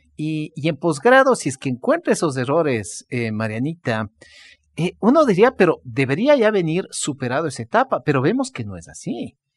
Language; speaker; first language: Spanish; native; Spanish